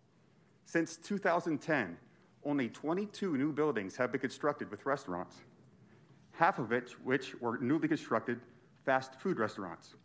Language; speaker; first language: English; native; English